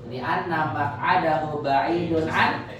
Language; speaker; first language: Arabic; non-native, fluent; Indonesian